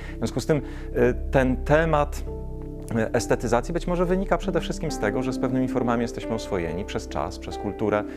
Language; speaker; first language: Polish; native; Polish